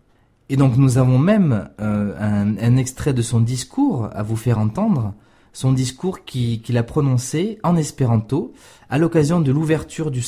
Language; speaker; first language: French; native; French